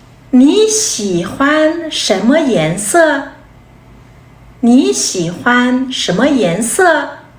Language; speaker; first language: Chinese; non-native, fluent; Kazakh